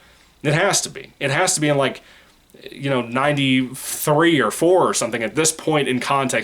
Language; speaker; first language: English; native; English